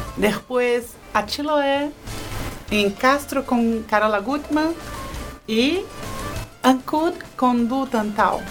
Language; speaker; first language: Spanish; non-native, learner; Portuguese